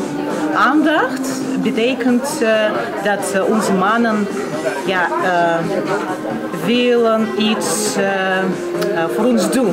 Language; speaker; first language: Dutch; non-native, fluent; Russian